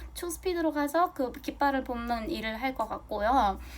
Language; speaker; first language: Korean; non-native, fluent; Mongolian